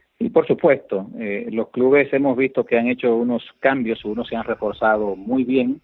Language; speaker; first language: Spanish; native; Spanish